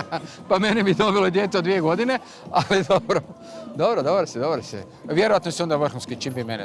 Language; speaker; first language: Croatian; native; Croatian